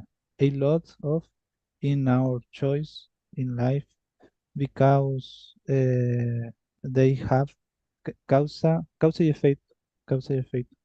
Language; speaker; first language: English; non-native, learner; Spanish